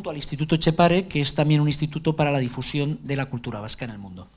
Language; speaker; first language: Spanish; native; Spanish